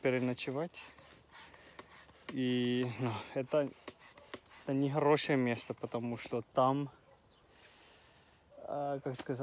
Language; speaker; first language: Russian; non-native, learner; Finnish